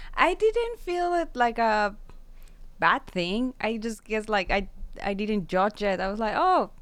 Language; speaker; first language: English; non-native, fluent; Spanish